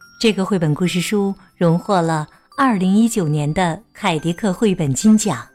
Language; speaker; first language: Chinese; native; Chinese